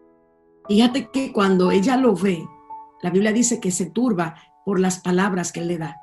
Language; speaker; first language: Spanish; native; Spanish